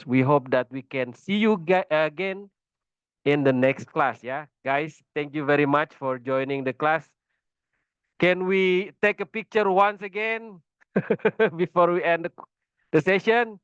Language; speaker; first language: English; non-native, fluent; Indonesian